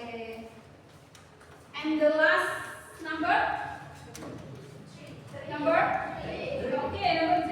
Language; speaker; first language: English; non-native, learner; Indonesian